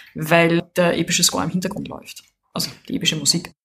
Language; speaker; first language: German; native; German